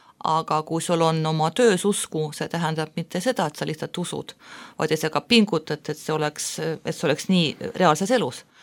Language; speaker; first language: Estonian; non-native, local second language; Russian